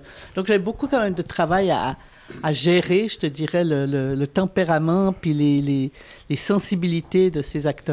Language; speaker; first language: French; native; French